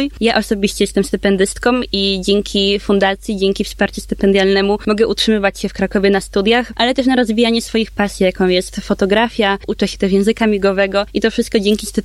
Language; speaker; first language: Polish; native; Polish